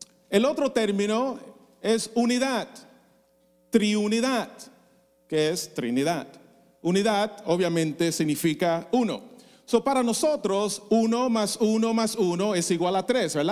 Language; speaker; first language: Spanish; non-native, fluent; English